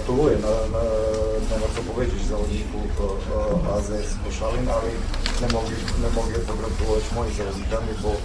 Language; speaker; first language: Polish; non-native, learner; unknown